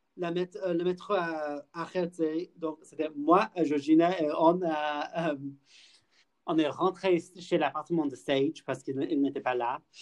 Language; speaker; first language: French; non-native, learner; English